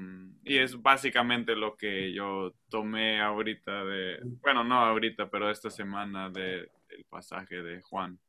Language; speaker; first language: Spanish; non-native, fluent; English